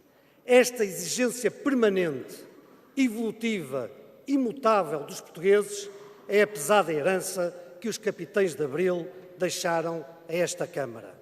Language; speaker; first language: Portuguese; native; Portuguese